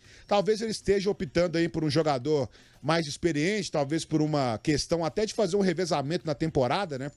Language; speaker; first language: Portuguese; native; Portuguese